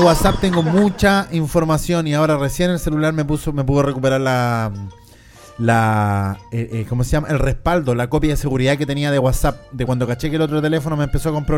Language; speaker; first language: Spanish; native; Spanish